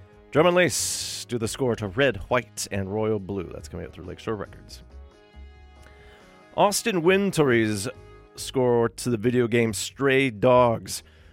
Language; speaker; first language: English; native; English